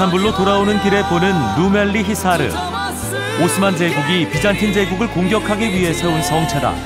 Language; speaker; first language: Korean; native; Korean